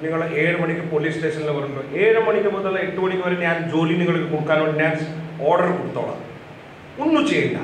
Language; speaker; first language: Malayalam; non-native, learner; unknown